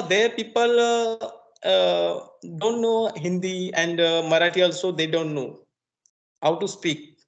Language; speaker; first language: English; non-native, learner; Marathi